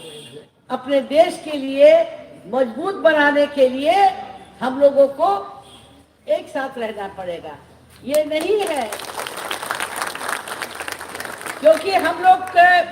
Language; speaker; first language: Hindi; non-native, local second language; Bangla